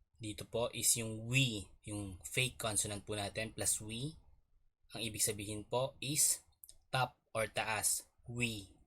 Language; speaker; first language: Filipino; native; Filipino